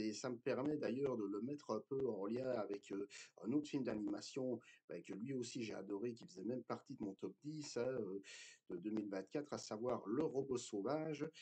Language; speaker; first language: French; native; French